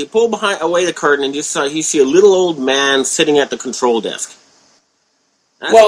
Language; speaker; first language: English; native; English